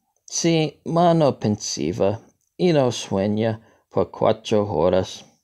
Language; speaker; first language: Spanish; non-native, learner; English